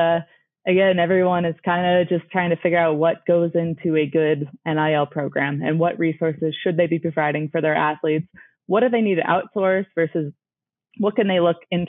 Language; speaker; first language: English; native; English